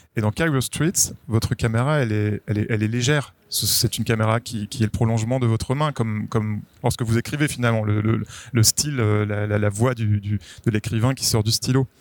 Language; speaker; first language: French; native; French